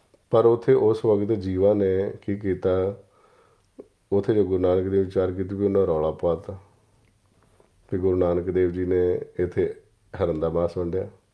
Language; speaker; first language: Punjabi; native; Punjabi